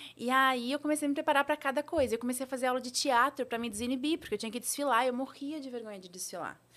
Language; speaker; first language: Portuguese; native; Portuguese